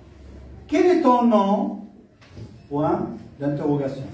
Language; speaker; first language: French; non-native, local second language; Arabic